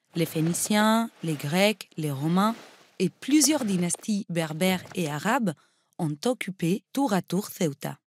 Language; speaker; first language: French; non-native, fluent; Spanish